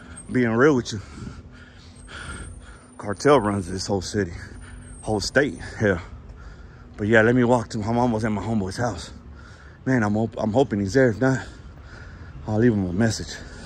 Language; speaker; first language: English; early bilingual, other home language; Spanish